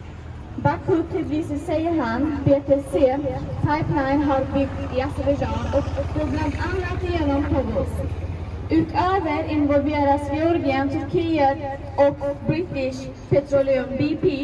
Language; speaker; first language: Swedish; non-native, fluent; Azerbaijani